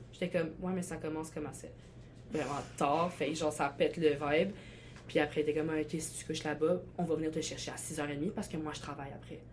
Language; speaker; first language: French; early bilingual, other home language; Albanian